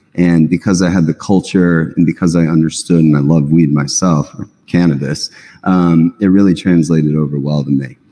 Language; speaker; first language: English; native; English